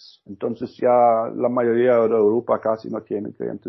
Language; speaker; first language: Spanish; non-native, learner; Norwegian